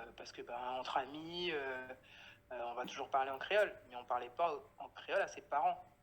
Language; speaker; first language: French; native; French